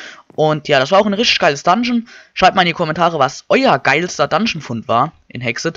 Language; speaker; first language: German; native; German